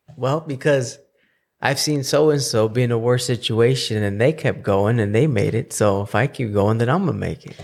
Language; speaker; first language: English; early bilingual, other home language; Spanish